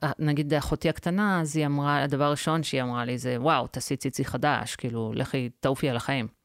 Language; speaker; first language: Hebrew; early bilingual, other home language; English